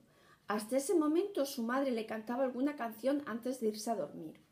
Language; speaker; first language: Spanish; native; Spanish